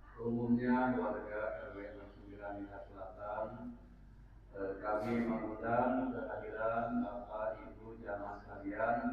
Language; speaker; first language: Indonesian; native; Indonesian